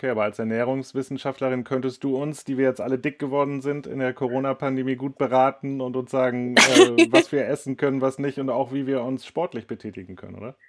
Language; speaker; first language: German; native; German